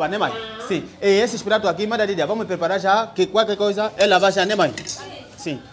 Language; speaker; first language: Portuguese; non-native, learner; Vietnamese